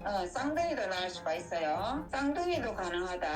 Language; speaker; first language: Korean; native; Korean